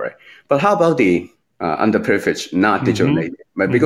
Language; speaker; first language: English; non-native, local second language; Cantonese